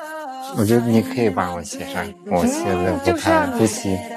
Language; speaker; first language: Chinese; non-native, fluent; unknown